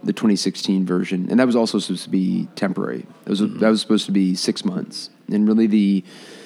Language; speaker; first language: English; native; English